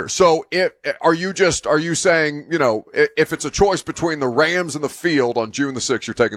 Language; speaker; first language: English; native; English